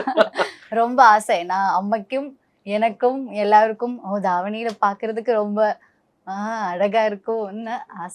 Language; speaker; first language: Tamil; non-native, learner; Malayalam